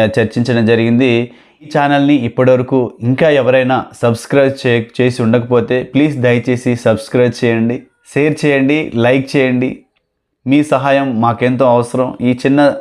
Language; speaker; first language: Telugu; non-native, local second language; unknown